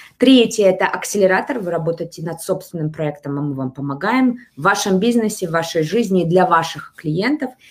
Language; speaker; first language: Russian; native; Russian